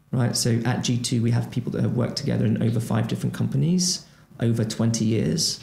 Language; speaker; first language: English; non-native, fluent; Portuguese